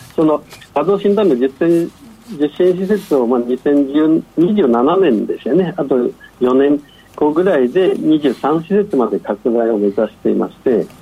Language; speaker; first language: Japanese; non-native, fluent; Chinese